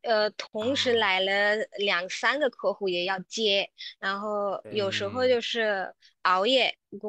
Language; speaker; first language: Chinese; non-native, local second language; Tamil